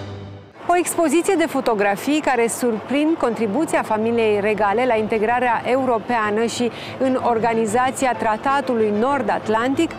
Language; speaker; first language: Romanian; native; Romanian